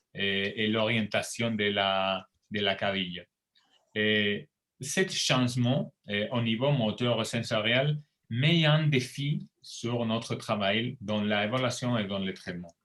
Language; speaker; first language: French; non-native, fluent; Spanish